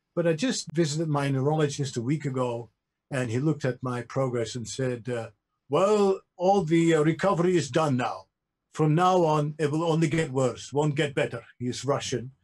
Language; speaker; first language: English; non-native, fluent; Dutch